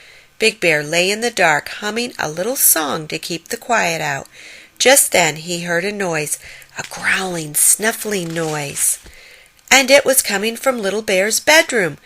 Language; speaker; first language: English; native; English